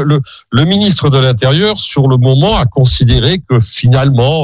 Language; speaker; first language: French; native; French